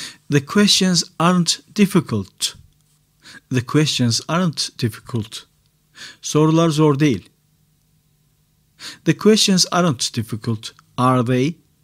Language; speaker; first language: English; non-native, fluent; Turkish